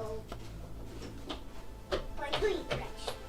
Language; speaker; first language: Russian; early bilingual, other home language; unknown